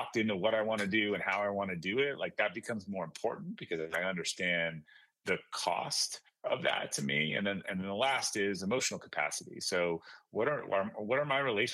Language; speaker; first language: English; native; English